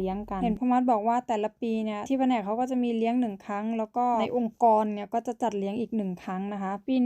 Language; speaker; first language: Thai; native; Thai